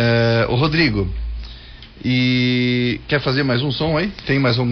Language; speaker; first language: Portuguese; native; Portuguese